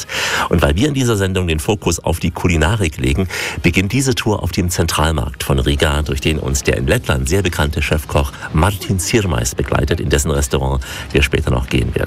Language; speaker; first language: German; native; German